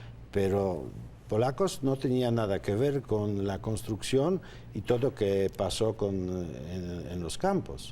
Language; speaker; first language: Spanish; non-native, fluent; Polish